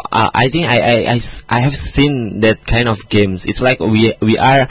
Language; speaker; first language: English; non-native, fluent; Indonesian